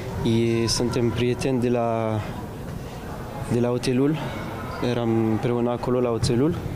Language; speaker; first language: Romanian; non-native, learner; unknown